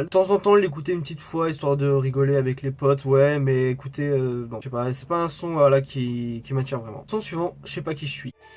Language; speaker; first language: French; native; French